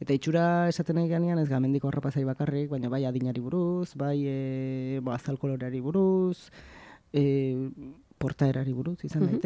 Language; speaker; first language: Basque; native; Basque